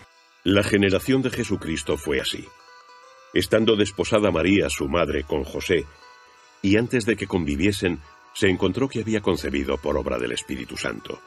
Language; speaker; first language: Spanish; native; Spanish